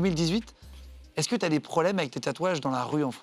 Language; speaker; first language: French; native; French